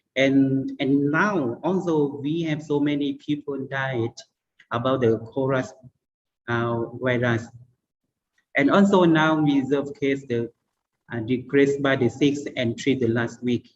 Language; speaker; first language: English; non-native, learner; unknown